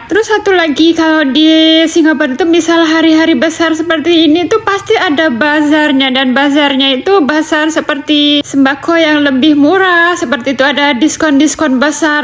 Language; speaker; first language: Indonesian; native; Indonesian